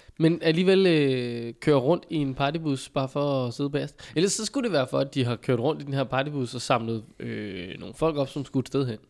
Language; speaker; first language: Danish; native; Danish